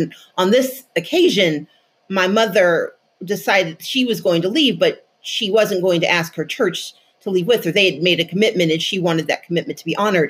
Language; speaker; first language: English; native; English